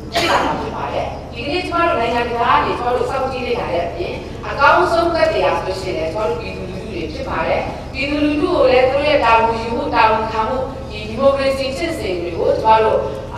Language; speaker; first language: Burmese; non-native, local second language; Kachin